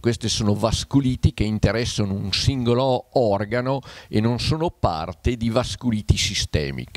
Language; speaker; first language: Italian; native; Italian